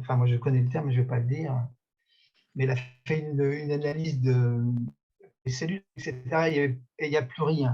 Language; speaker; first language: French; native; French